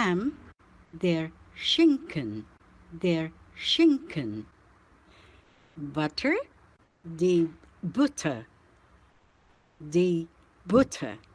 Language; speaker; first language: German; non-native, fluent; Filipino